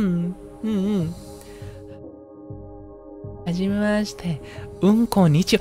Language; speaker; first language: Japanese; non-native, learner; Indonesian